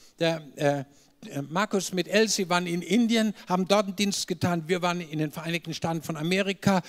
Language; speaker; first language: German; native; German